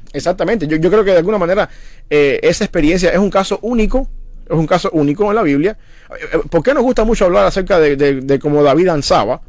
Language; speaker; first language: Spanish; native; Spanish